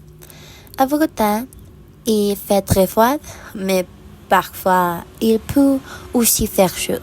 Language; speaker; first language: French; non-native, learner; Spanish